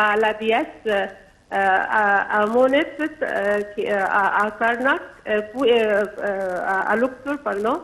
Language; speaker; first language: French; non-native, local second language; Arabic